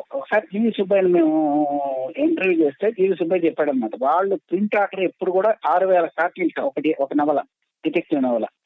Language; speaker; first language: Telugu; native; Telugu